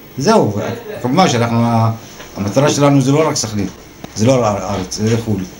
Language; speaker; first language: Hebrew; non-native, local second language; Arabic